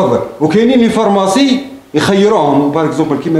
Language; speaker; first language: Arabic; native; Arabic